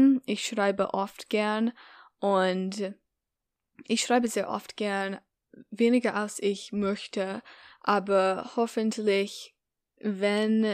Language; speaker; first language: German; non-native, learner; English